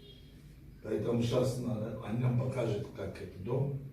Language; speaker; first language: Russian; non-native, fluent; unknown